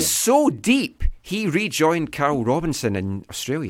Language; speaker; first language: English; native; English